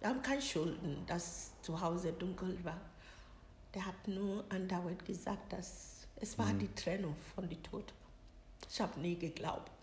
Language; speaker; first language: German; non-native, learner; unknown